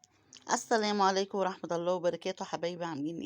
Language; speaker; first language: Arabic; native; Arabic